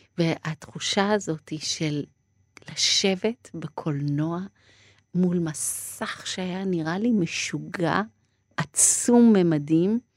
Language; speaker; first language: Hebrew; early bilingual, other home language; Persian